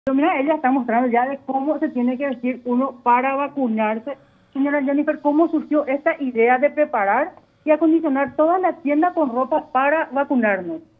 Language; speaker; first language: Spanish; native; Spanish